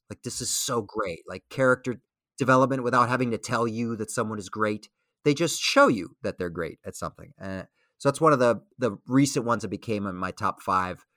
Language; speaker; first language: English; early bilingual, other home language; Spanish